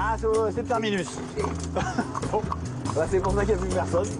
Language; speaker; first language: French; native; French